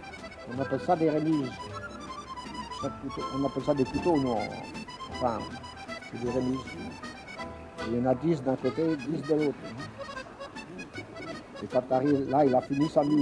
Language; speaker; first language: French; native; French